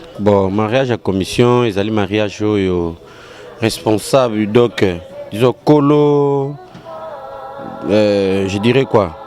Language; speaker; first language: Lingala; non-native, local second language; Kongo